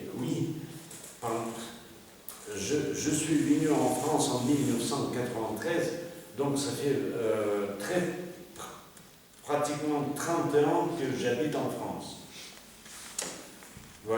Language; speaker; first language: French; non-native, fluent; Russian